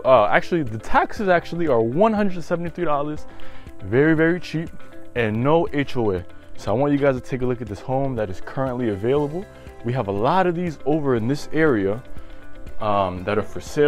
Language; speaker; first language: English; early bilingual, other home language; Spanish